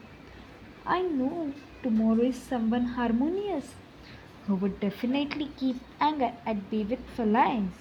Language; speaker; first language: English; non-native, local second language; Gujarati